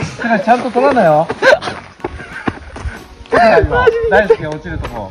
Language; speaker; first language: Japanese; native; Japanese